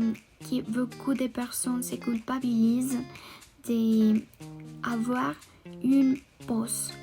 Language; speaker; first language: French; non-native, learner; Spanish